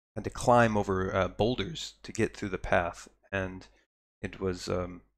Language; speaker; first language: English; native; English